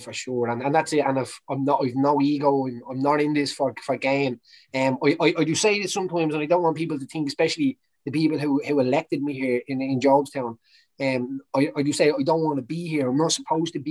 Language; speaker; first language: English; native; English